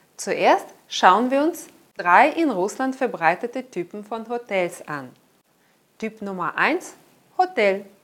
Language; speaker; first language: German; non-native, fluent; Russian